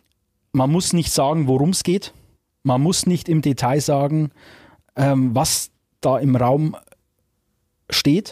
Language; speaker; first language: German; native; German